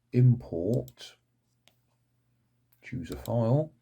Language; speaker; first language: English; native; English